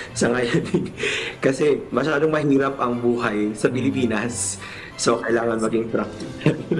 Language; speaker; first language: Filipino; non-native, local second language; Cebuano